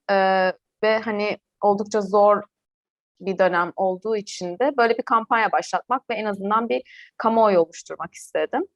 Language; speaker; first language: Turkish; native; Turkish